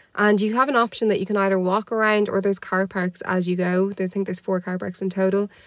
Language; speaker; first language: English; native; English